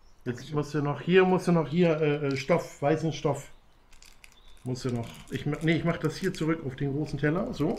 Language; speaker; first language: German; native; German